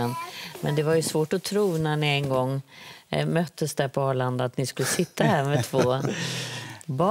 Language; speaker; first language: Swedish; native; Swedish